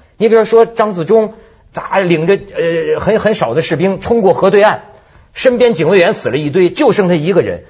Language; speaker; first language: Chinese; native; Chinese